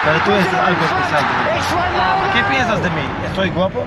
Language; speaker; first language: Spanish; non-native, learner; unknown